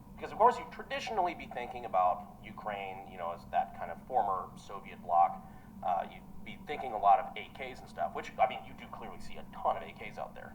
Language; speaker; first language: English; native; English